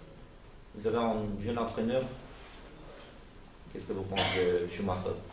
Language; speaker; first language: French; non-native, learner; Romanian